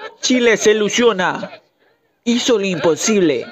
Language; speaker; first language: Spanish; native; Spanish